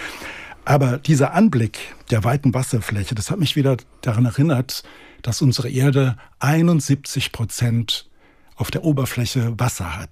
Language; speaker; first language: German; native; German